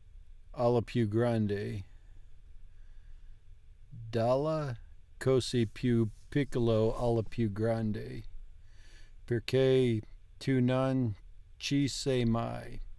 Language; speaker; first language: Italian; non-native, learner; English